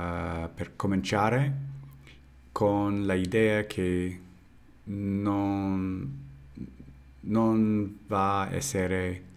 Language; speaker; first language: Italian; non-native, learner; English